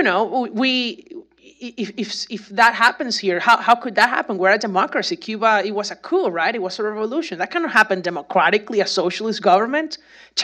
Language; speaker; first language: English; non-native, fluent; Spanish